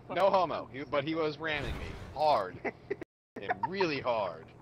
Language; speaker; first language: English; native; English